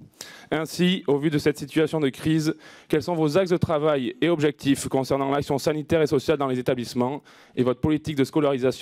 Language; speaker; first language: French; native; French